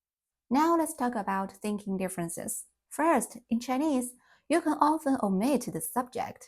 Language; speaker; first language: English; non-native, fluent; Chinese